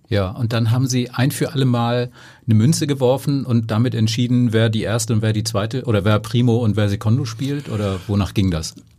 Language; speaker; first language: German; native; German